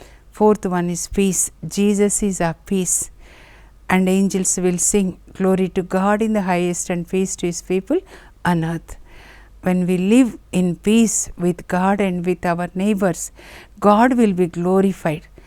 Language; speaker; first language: English; non-native, local second language; Telugu